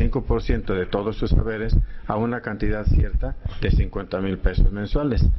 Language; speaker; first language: Spanish; native; Spanish